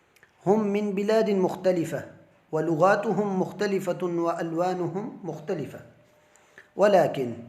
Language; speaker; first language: Arabic; non-native, fluent; Urdu